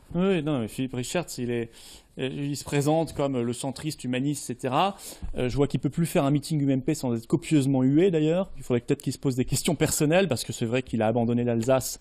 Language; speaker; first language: French; native; French